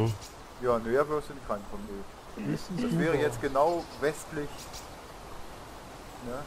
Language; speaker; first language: German; native; German